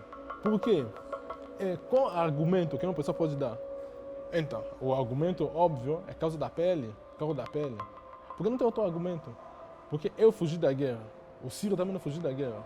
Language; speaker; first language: Portuguese; non-native, learner; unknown